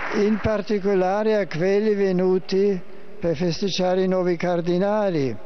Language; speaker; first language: Italian; non-native, fluent; German